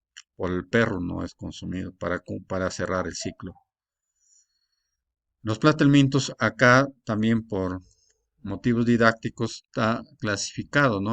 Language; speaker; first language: Spanish; native; Spanish